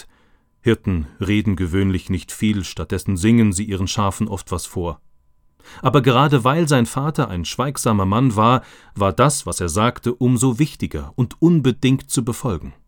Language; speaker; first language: German; native; German